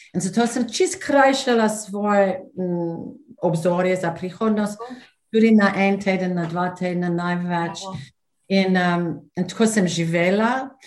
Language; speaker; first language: Slovenian; non-native, fluent; English